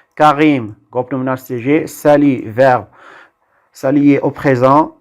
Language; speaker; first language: French; non-native, local second language; Arabic